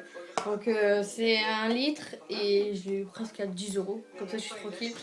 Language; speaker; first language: French; native; French